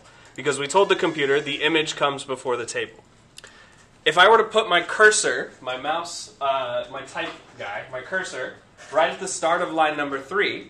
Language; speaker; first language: English; native; English